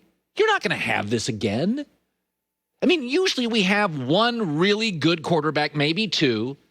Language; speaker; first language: English; native; English